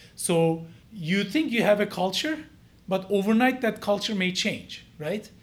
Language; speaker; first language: English; non-native, fluent; Turkish